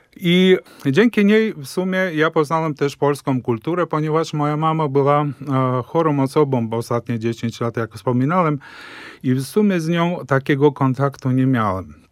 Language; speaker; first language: Polish; early bilingual, heritage; Polish